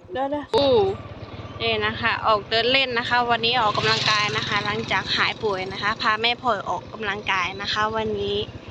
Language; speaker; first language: Thai; native; Thai